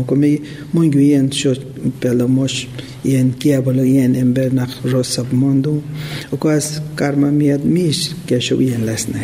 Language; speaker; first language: Hungarian; non-native, learner; Tibetan